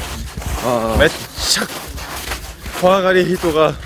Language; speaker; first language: Japanese; non-native, fluent; Korean